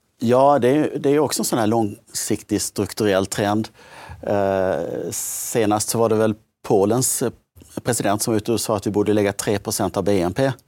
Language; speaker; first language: Swedish; native; Swedish